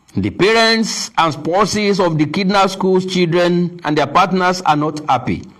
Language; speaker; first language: English; non-native, local second language; Yoruba